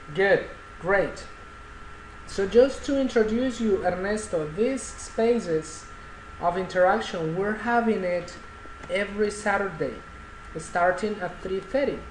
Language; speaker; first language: English; non-native, fluent; Spanish